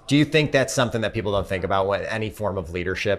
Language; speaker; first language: English; native; English